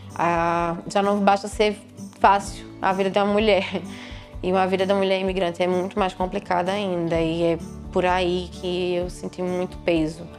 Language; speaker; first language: Portuguese; native; Portuguese